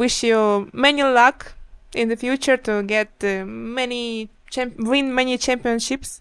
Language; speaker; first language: English; non-native, learner; Ukrainian